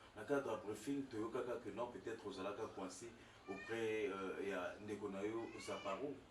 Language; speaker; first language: Lingala; native; Lingala